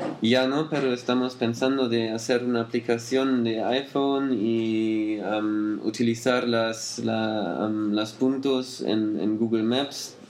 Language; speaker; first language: Spanish; non-native, learner; German